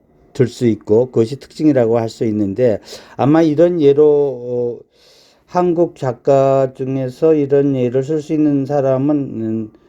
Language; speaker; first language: Korean; native; Korean